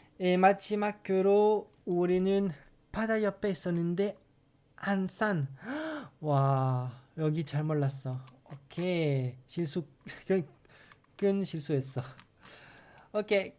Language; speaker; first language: Korean; non-native, learner; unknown